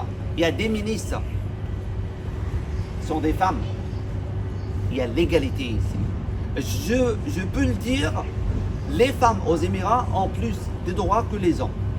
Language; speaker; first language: French; non-native, fluent; Arabic